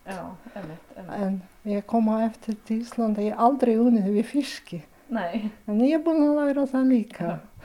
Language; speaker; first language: Icelandic; non-native, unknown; Ukrainian